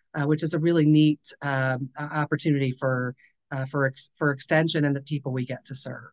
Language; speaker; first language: English; native; English